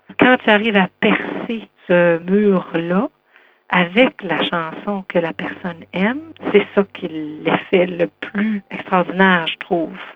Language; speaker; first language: French; native; French